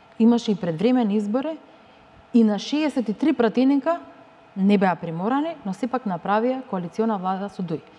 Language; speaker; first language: Macedonian; native; Macedonian